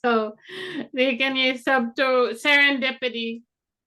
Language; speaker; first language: Hindi; non-native, fluent; English